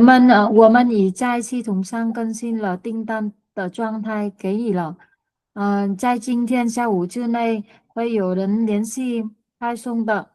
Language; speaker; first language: Chinese; non-native, learner; Vietnamese